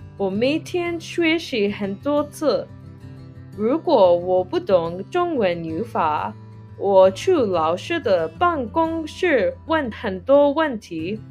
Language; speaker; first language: Chinese; non-native, learner; English